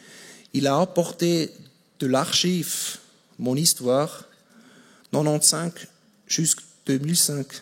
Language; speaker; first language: French; non-native, fluent; German